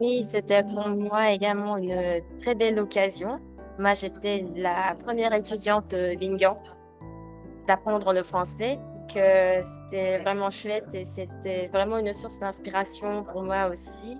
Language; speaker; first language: French; non-native, learner; Korean